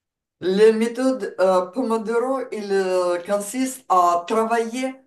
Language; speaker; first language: French; non-native, fluent; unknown